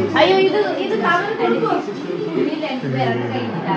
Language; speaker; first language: Malayalam; non-native, learner; Nepali